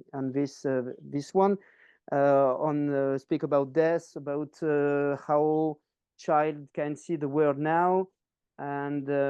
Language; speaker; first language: English; non-native, learner; French